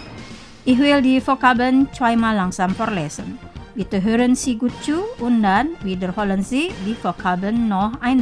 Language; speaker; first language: German; non-native, fluent; Indonesian